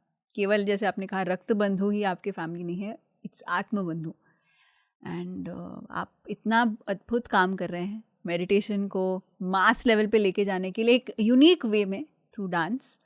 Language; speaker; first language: Hindi; native; Hindi